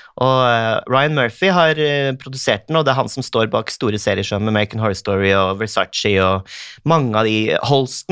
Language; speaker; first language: Norwegian; native; Norwegian